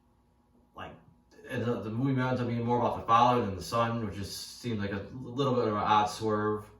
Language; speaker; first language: English; native; English